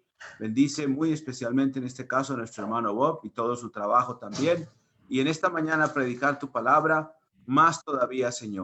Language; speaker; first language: Spanish; native; Spanish